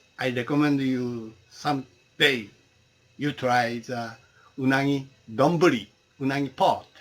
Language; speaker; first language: English; non-native, learner; Japanese